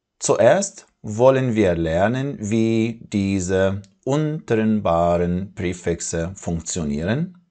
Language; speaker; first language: German; non-native, fluent; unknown